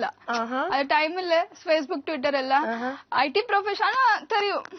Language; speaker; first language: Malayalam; non-native, learner; Tamil